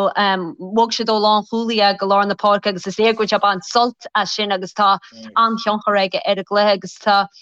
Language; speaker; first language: Irish; native; Irish